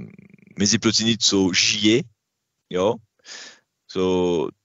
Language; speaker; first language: Czech; non-native, learner; French